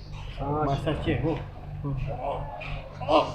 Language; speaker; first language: English; non-native, local second language; Malay